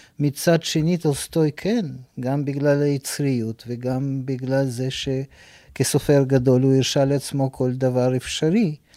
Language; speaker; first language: Hebrew; non-native, fluent; Russian